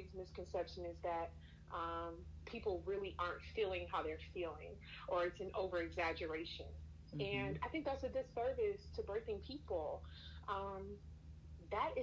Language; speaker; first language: English; native; English